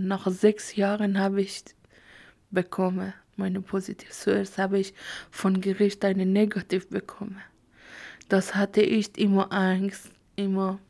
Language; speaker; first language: German; non-native, learner; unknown